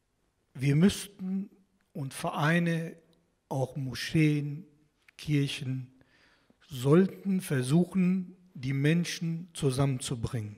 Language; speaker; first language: German; non-native, fluent; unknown